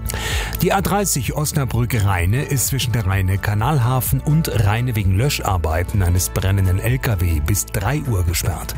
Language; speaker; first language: German; native; German